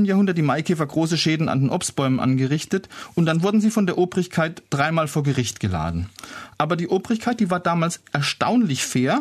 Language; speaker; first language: German; native; German